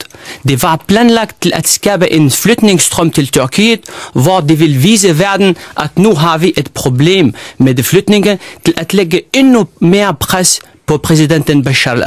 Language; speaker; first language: Danish; non-native, fluent; Arabic